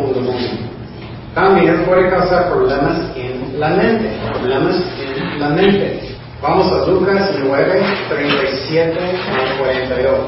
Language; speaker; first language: Spanish; non-native, fluent; English